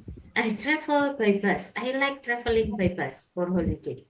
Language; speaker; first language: English; non-native, learner; Indonesian